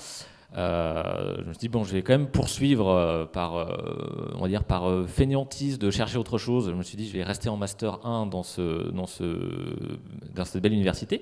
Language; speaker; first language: French; native; French